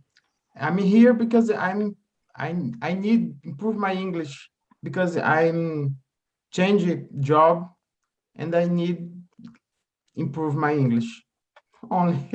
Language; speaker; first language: English; non-native, learner; Portuguese